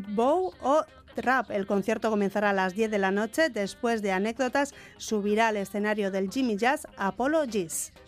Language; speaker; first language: Spanish; native; Spanish